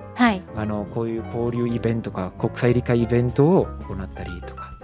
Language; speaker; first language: Japanese; non-native, fluent; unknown